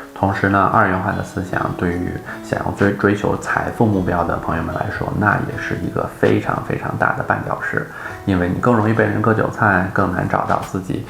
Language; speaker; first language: Chinese; native; Chinese